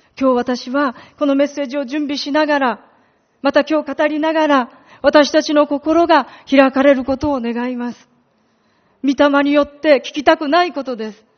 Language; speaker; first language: Japanese; native; Japanese